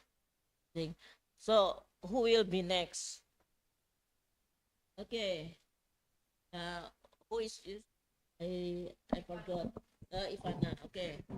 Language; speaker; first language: English; non-native, fluent; Indonesian